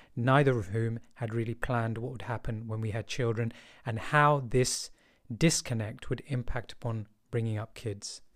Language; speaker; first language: English; early bilingual, other home language; Hindi